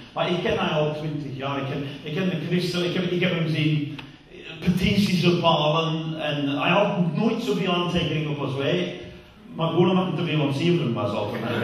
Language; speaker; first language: Dutch; non-native, fluent; English